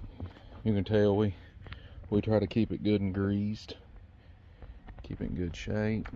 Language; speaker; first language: English; native; English